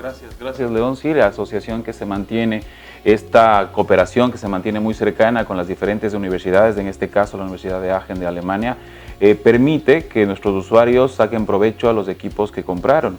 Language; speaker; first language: Spanish; native; Spanish